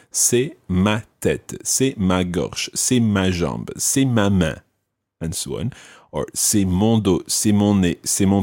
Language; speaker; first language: French; non-native, fluent; English